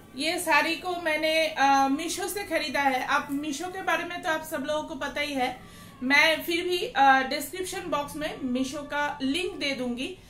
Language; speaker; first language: Hindi; non-native, local second language; Bangla